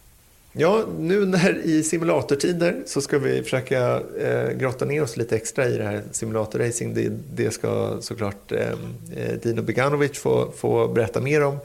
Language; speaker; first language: Swedish; native; Swedish